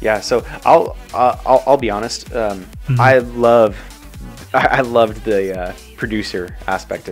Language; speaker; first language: English; native; English